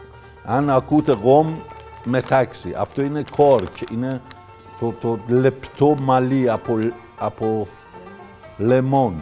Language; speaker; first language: Greek; non-native, learner; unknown